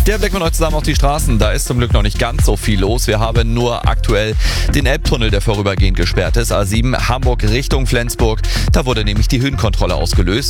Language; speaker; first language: German; native; German